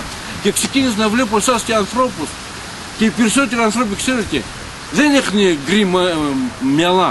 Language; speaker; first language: Greek; non-native, learner; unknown